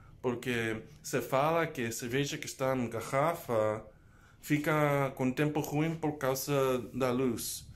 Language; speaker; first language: Portuguese; non-native, learner; English